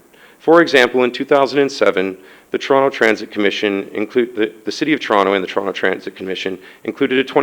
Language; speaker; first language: English; native; English